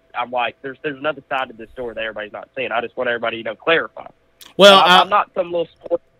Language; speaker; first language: English; native; English